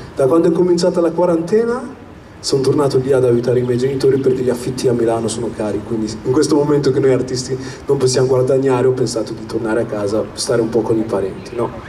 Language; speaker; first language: Italian; early bilingual, other home language; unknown